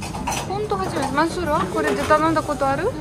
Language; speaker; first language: Japanese; non-native, fluent; Romanian